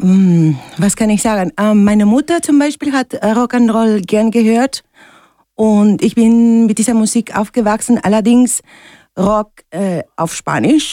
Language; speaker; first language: German; non-native, fluent; Spanish